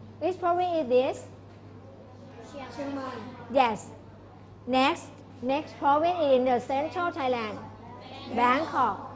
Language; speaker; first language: English; non-native, local second language; Thai